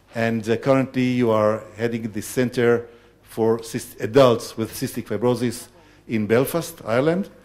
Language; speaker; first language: English; non-native, fluent; Hebrew